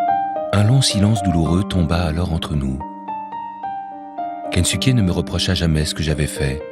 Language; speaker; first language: French; native; French